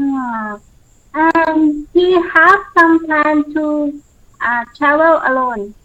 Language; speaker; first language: English; non-native, learner; Thai